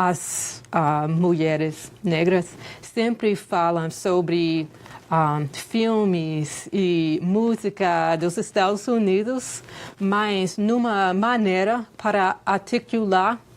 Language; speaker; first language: Portuguese; non-native, fluent; English